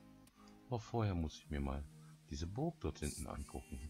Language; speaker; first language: German; native; German